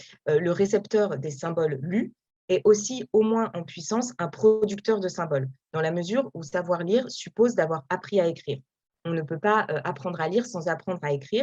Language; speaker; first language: French; native; French